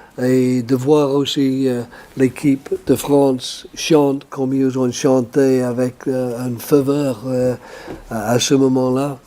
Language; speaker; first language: French; non-native, fluent; English